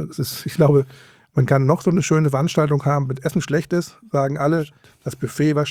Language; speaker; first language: German; native; German